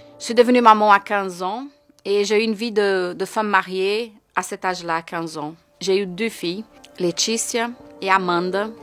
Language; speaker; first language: French; non-native, fluent; Portuguese